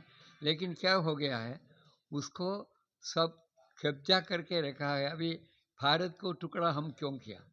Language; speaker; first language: Hindi; non-native, local second language; Malayalam